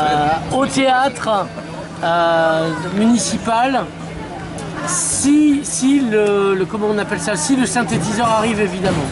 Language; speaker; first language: French; native; French